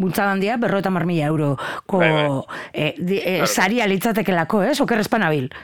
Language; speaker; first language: Basque; native; Basque